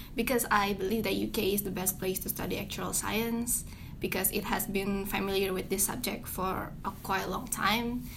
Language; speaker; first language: English; non-native, fluent; Indonesian